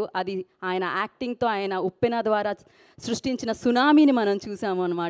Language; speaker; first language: Telugu; native; Telugu